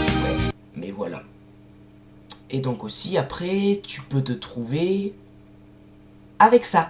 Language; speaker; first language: French; native; French